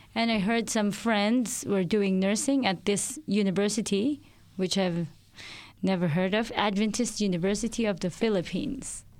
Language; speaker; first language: English; non-native, local second language; Filipino